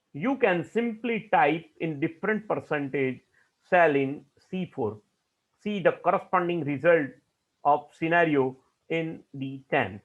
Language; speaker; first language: English; non-native, local second language; Gujarati